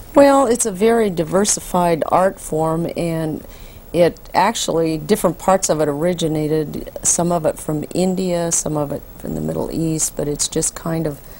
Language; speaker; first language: English; native; English